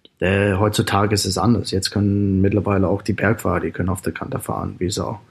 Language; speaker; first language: German; non-native, fluent; English